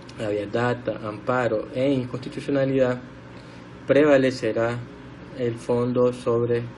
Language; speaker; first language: Spanish; native; Spanish